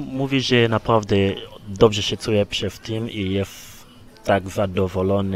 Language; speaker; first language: Polish; non-native, learner; Lingala